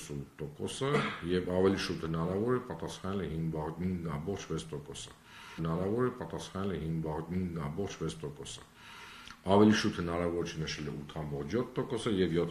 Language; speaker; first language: Armenian; native; Armenian